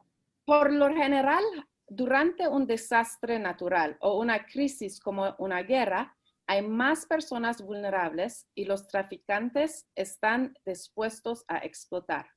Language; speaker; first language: Spanish; early bilingual, heritage; Spanish